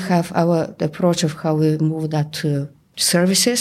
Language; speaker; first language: English; non-native, fluent; Bulgarian